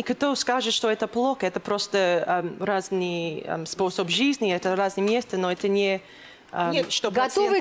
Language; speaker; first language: Russian; non-native, learner; English